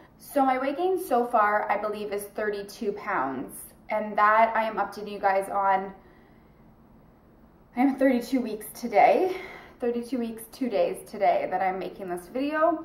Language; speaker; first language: English; native; English